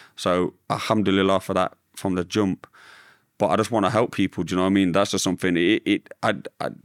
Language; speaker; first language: English; native; English